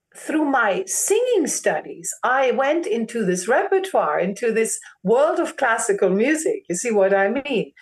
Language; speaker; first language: English; non-native, fluent; German